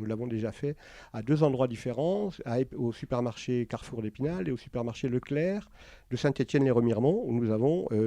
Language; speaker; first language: French; native; French